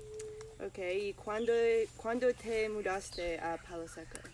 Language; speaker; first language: Spanish; non-native, learner; English